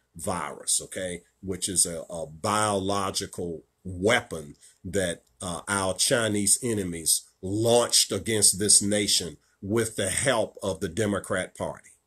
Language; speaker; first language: English; native; English